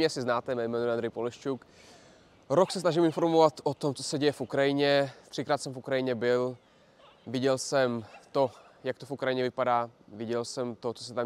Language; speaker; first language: Czech; non-native, fluent; Ukrainian